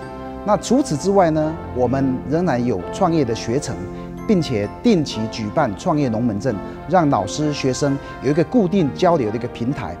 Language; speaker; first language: Chinese; native; Chinese